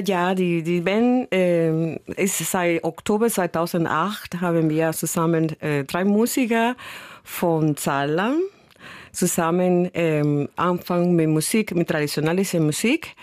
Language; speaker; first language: German; non-native, learner; Spanish